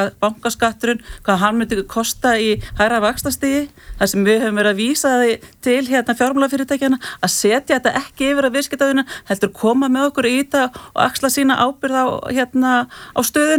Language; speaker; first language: Icelandic; native; Icelandic